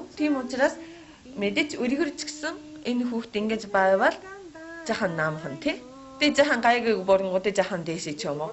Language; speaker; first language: Mongolian; non-native, learner; Japanese